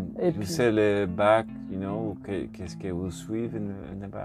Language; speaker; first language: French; non-native, learner; Spanish